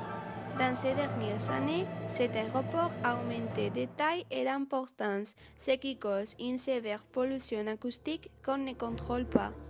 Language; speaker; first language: French; non-native, learner; Spanish